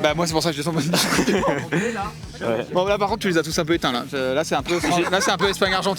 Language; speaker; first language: French; native; French